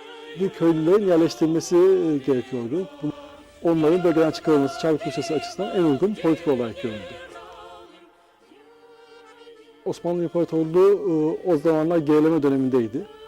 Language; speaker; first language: Turkish; native; Turkish